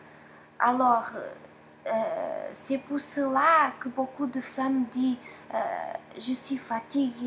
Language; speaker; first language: French; non-native, fluent; Portuguese